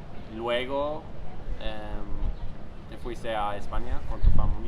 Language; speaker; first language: Spanish; non-native, fluent; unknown